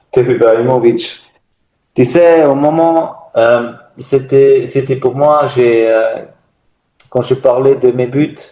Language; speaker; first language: French; non-native, learner; German